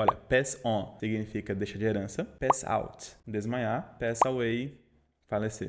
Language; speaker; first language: Portuguese; native; Portuguese